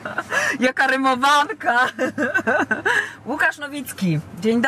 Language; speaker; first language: Polish; native; Polish